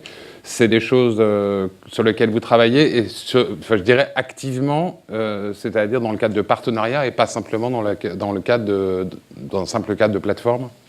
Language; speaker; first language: French; native; French